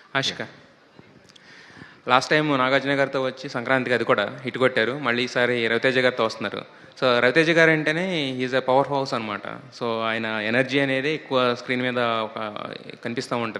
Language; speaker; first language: Telugu; native; Telugu